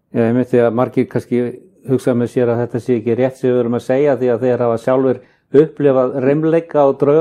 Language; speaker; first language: Icelandic; native; Icelandic